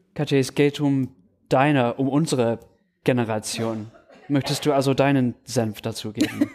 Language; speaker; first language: German; non-native, fluent; English